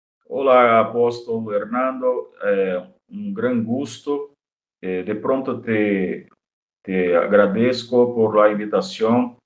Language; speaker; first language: Spanish; non-native, fluent; Portuguese